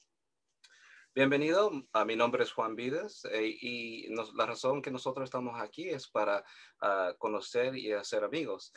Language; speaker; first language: Spanish; early bilingual, heritage; Spanish